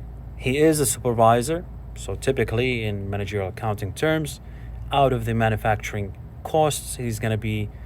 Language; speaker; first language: English; non-native, fluent; Arabic